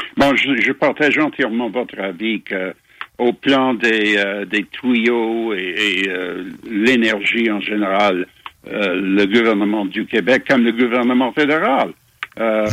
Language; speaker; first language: French; non-native, fluent; English